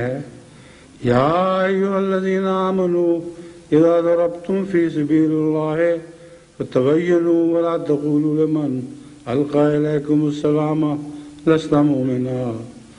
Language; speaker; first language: Urdu; native; Urdu